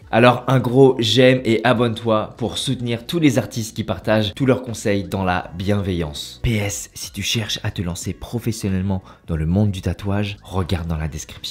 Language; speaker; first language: French; native; French